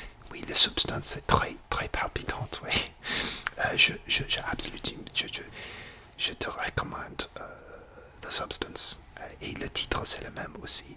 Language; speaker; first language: French; non-native, learner; English